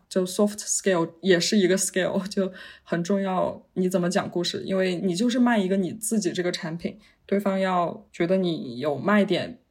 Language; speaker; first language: Chinese; native; Chinese